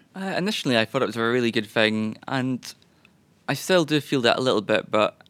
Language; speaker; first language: English; native; English